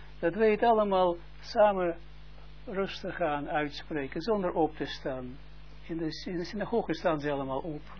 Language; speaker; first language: Dutch; non-native, fluent; Russian